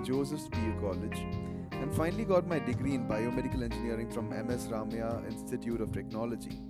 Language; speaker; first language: English; non-native, local second language; Malayalam